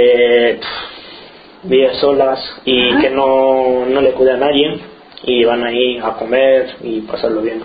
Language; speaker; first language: Spanish; non-native, fluent; Romanian